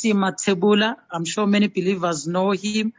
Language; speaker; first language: English; non-native, local second language; Zulu